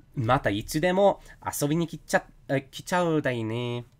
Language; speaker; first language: Japanese; non-native, learner; English